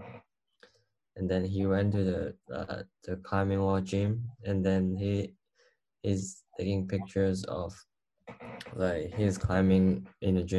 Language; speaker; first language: English; non-native, learner; Cantonese